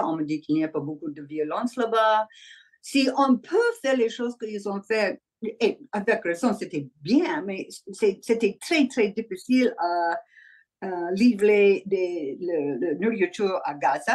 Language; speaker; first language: French; non-native, learner; English